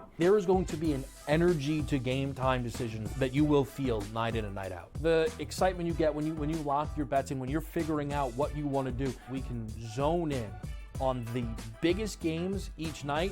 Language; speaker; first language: English; native; English